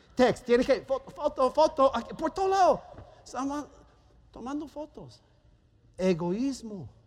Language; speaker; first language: Spanish; non-native, fluent; German